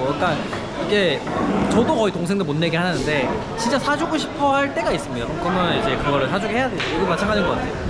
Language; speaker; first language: Korean; native; Korean